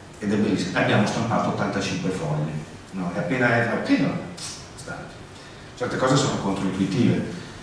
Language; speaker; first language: Italian; early bilingual, heritage; Italian